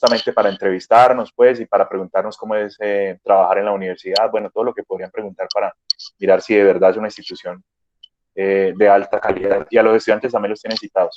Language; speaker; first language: Spanish; native; Spanish